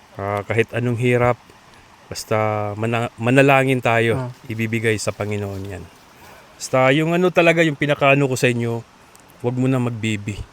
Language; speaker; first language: Filipino; non-native, local second language; Cebuano